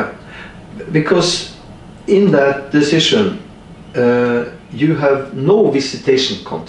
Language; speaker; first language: English; non-native, fluent; Norwegian